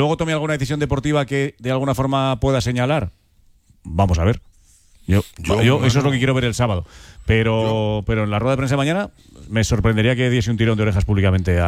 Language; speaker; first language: Spanish; native; Spanish